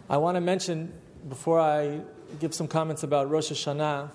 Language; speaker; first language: English; native; English